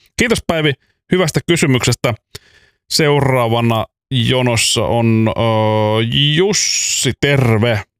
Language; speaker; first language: Finnish; native; Finnish